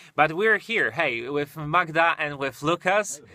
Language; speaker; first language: English; non-native, fluent; Polish